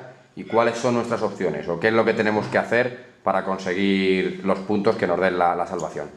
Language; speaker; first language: Spanish; native; Spanish